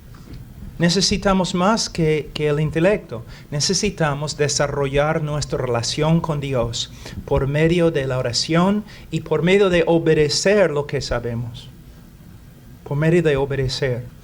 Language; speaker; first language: Spanish; non-native, fluent; English